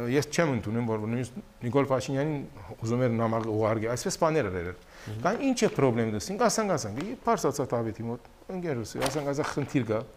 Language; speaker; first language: Armenian; early bilingual, heritage; Armenian